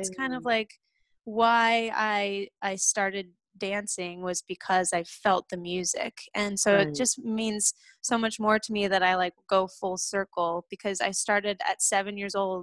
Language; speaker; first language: English; native; English